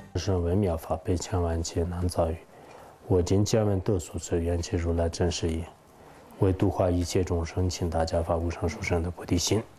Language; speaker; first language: Chinese; non-native, local second language; Tibetan